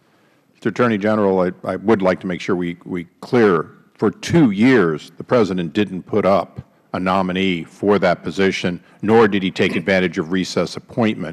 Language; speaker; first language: English; native; English